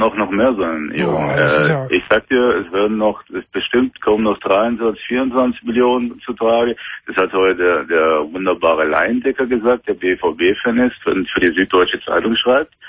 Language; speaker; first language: German; native; German